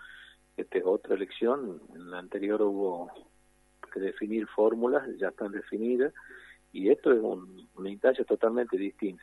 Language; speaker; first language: Spanish; native; Spanish